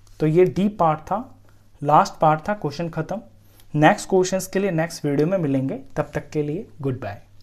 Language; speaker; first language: Hindi; native; Hindi